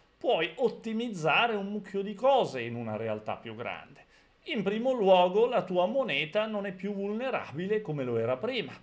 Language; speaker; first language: Italian; native; Italian